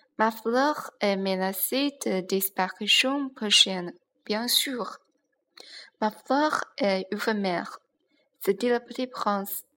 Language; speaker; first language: French; non-native, learner; Chinese